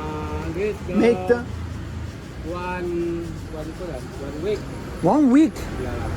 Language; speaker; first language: English; non-native, learner; Indonesian